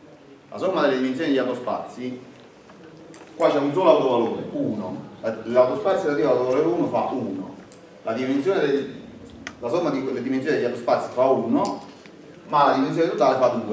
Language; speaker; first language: Italian; native; Italian